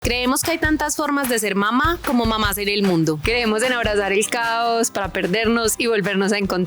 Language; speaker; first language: Spanish; native; Spanish